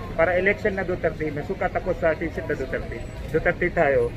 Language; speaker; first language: Filipino; non-native, learner; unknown